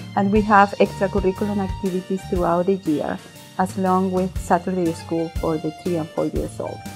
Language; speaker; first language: English; non-native, fluent; Spanish